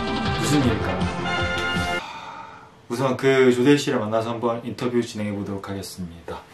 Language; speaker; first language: Korean; native; Korean